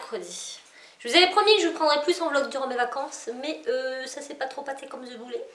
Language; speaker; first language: French; native; French